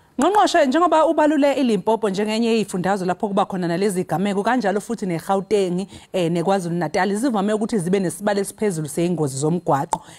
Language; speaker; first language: Zulu; non-native, local second language; Xhosa